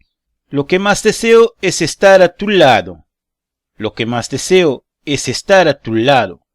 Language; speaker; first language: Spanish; non-native, learner; Portuguese